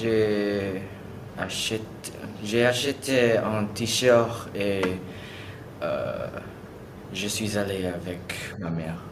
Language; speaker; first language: French; non-native, learner; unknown